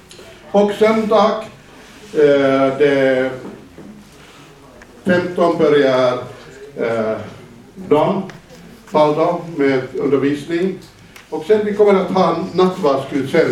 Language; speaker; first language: Swedish; non-native, fluent; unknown